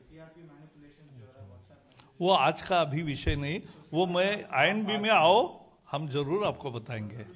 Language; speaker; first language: Hindi; non-native, local second language; Marathi